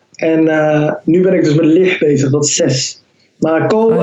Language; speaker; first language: Dutch; early bilingual, other home language; Somali